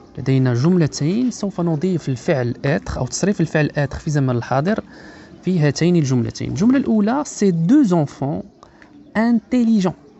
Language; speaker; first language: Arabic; native; Arabic